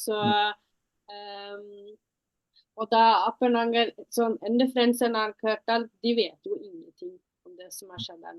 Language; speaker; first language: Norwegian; early bilingual, other home language; Tamil